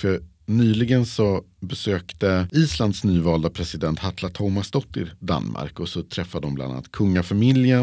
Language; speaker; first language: Swedish; native; Swedish